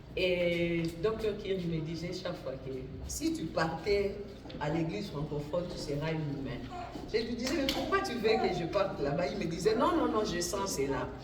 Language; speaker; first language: French; non-native, local second language; Lingala